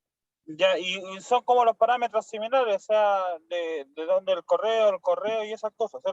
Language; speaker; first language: Spanish; native; Spanish